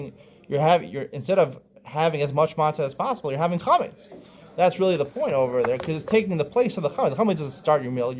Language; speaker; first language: English; native; English